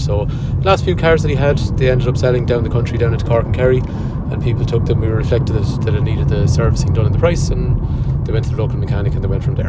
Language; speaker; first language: English; native; English